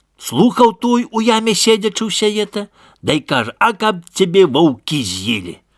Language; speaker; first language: Belarusian; native; Belarusian